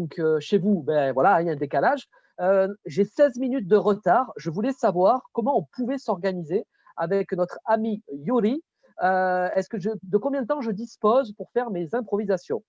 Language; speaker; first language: French; native; French